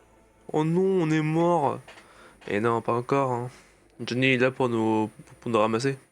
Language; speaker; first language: French; native; French